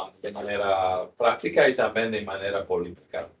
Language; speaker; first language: Spanish; non-native, learner; English